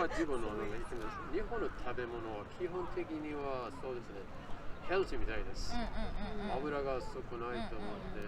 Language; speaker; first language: Japanese; non-native, learner; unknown